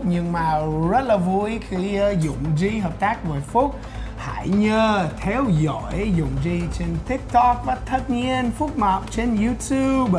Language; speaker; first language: Vietnamese; non-native, fluent; English